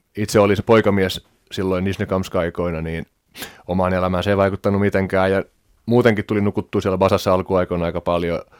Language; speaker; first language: Finnish; native; Finnish